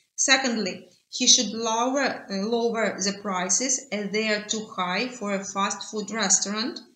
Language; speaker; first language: English; non-native, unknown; Ukrainian